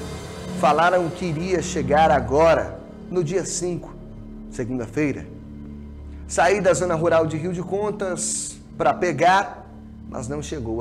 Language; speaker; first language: Portuguese; native; Portuguese